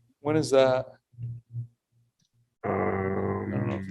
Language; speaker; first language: English; native; English